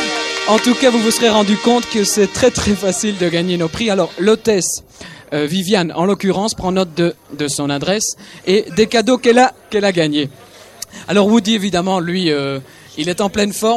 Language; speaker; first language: French; native; French